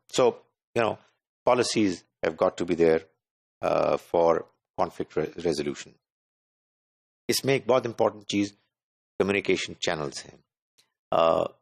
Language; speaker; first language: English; non-native, local second language; Urdu